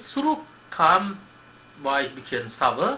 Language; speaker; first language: German; non-native, learner; Sinhala